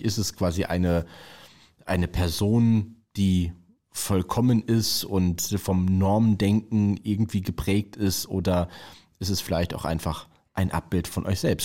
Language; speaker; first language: German; native; German